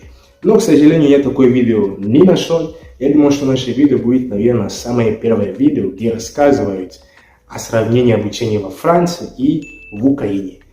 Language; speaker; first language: Russian; non-native, fluent; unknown